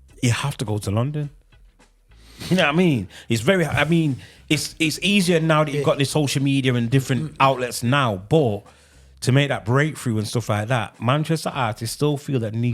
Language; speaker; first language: English; native; English